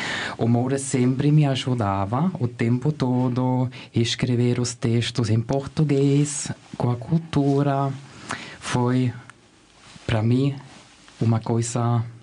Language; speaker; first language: Portuguese; non-native, fluent; German